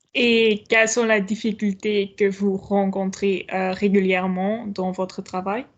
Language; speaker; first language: French; non-native, learner; Dutch